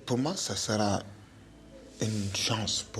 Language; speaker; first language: French; non-native, local second language; Fula